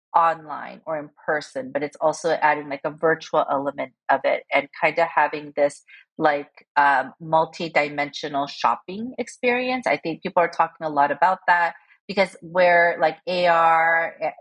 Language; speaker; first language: English; early bilingual, other home language; Korean